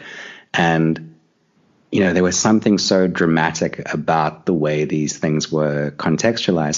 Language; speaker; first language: English; native; English